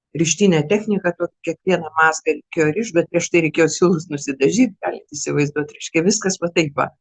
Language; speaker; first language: Lithuanian; native; Lithuanian